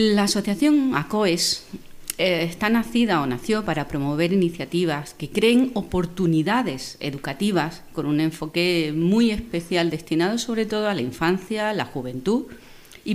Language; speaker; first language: Spanish; native; Spanish